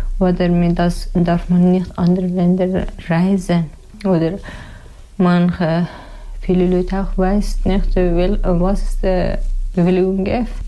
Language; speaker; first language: German; non-native, learner; Persian